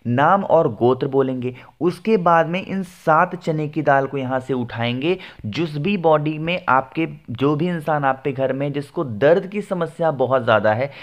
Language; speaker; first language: Hindi; native; Hindi